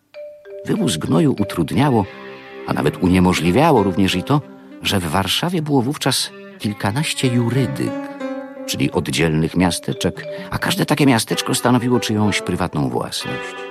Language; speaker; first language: Polish; native; Polish